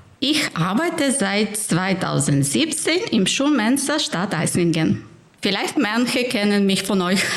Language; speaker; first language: German; non-native, fluent; Ukrainian